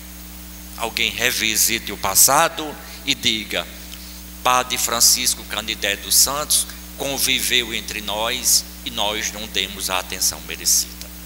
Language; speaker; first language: Portuguese; native; Portuguese